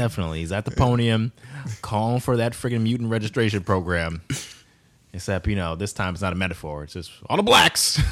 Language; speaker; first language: English; native; English